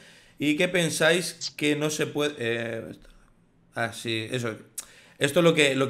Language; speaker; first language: Spanish; native; Spanish